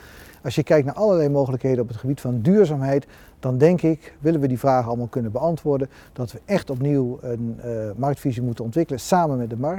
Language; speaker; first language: Dutch; native; Dutch